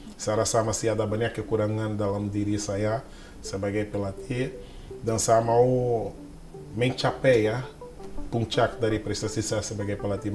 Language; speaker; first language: Indonesian; non-native, fluent; Portuguese